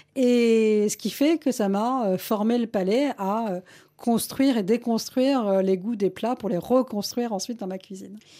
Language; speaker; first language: French; early bilingual, other home language; Malayalam